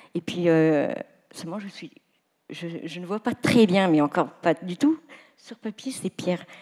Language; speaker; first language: French; native; French